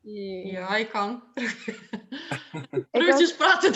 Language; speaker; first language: Dutch; non-native, learner; Russian